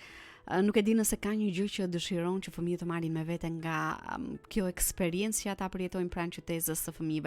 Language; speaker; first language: Albanian; native; Albanian